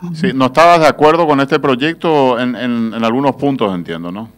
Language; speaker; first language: Spanish; native; Spanish